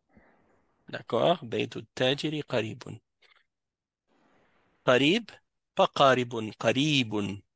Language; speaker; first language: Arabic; non-native, fluent; French